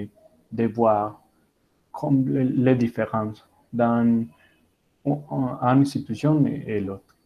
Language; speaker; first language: French; non-native, learner; Spanish